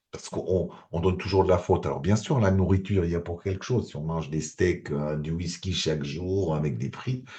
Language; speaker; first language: French; native; French